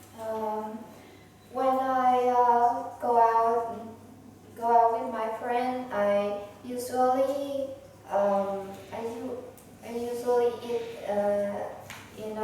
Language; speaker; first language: English; non-native, learner; Vietnamese